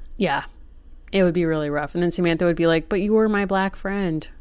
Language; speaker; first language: English; native; English